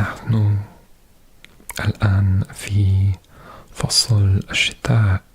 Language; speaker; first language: Arabic; non-native, learner; English